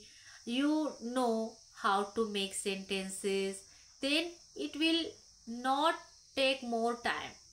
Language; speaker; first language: English; non-native, local second language; Hindi